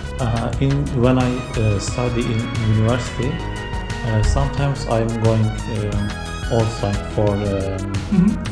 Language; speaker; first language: English; non-native, learner; Turkish